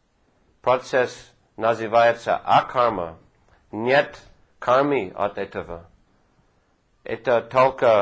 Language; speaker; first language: Russian; non-native, fluent; English